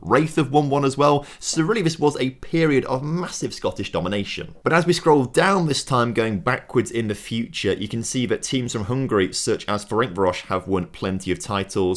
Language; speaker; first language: English; native; English